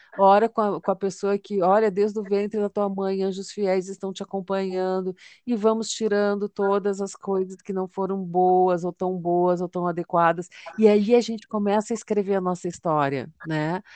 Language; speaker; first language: Portuguese; native; Portuguese